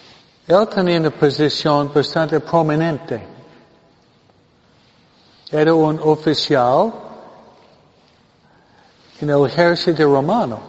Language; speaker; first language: Spanish; non-native, fluent; English